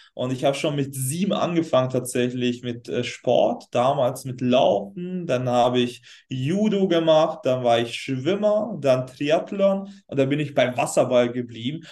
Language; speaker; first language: German; non-native, fluent; Hungarian